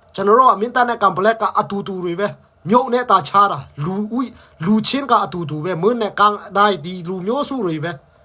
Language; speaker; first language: Burmese; non-native, local second language; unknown